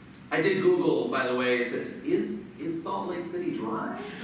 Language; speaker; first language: English; early bilingual, other home language; Spanish